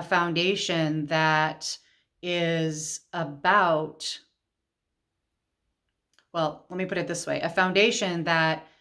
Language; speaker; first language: English; native; English